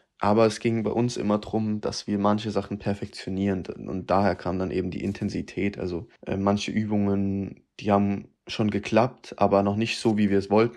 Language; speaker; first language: German; native; German